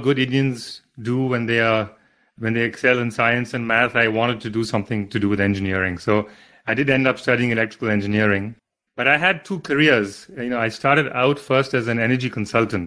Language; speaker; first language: English; non-native, local second language; Hindi